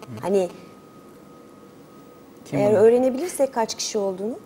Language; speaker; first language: Turkish; native; Turkish